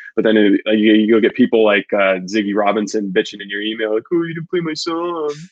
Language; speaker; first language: English; native; English